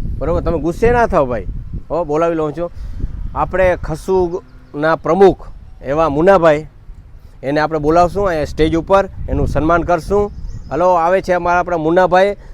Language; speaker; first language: Gujarati; native; Gujarati